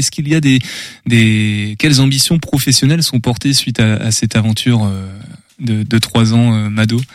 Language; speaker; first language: French; native; French